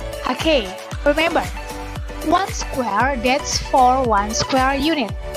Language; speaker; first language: English; non-native, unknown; Indonesian